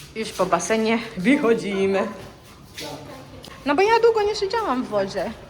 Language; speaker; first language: Polish; non-native, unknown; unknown